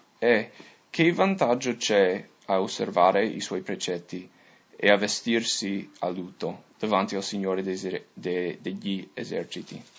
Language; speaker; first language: Italian; non-native, fluent; English